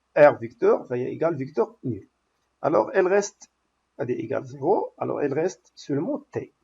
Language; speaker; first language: French; non-native, local second language; Arabic